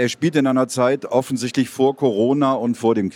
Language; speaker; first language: German; native; German